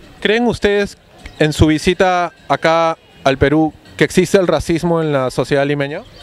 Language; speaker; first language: Spanish; native; Spanish